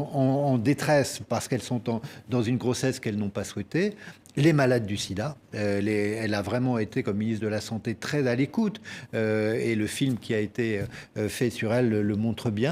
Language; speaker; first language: French; native; French